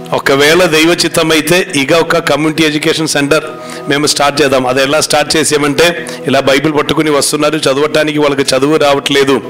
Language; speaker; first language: Telugu; non-native, fluent; Malayalam